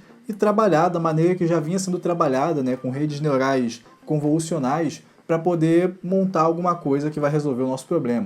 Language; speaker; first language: Portuguese; native; Portuguese